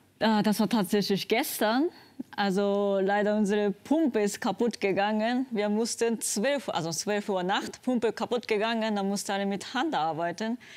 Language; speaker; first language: German; non-native, learner; Japanese